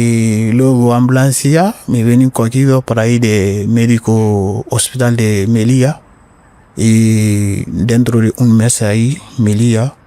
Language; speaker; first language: Spanish; non-native, learner; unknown